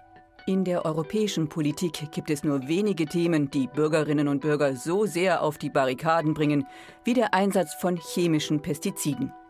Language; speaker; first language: German; native; German